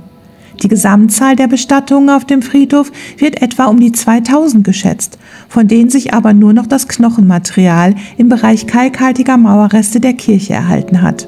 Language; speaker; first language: German; native; German